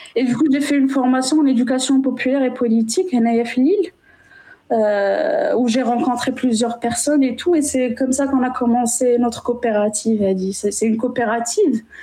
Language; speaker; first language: French; non-native, local second language; Arabic